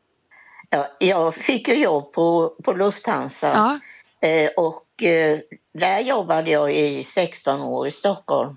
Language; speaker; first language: Swedish; native; Swedish